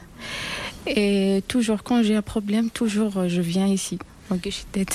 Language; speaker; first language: French; non-native, local second language; Arabic